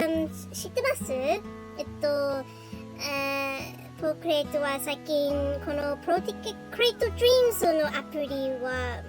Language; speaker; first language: Japanese; non-native, learner; English